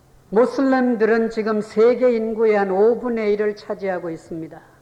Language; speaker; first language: Korean; native; Korean